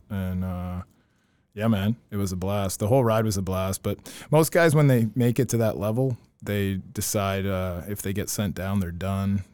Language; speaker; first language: English; native; English